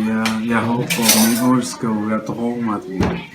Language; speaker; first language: Danish; non-native, learner; Kurdish